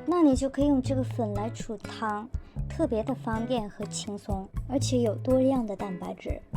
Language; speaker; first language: Chinese; non-native, fluent; Vietnamese